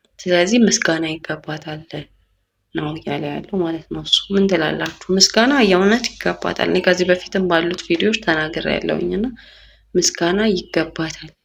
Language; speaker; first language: Amharic; native; Amharic